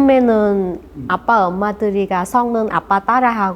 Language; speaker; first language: Korean; non-native, learner; Vietnamese